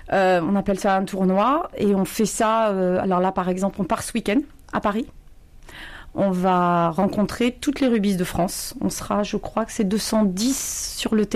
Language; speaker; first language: French; native; French